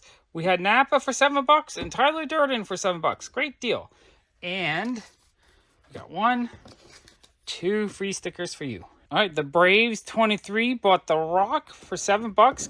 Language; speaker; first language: English; native; English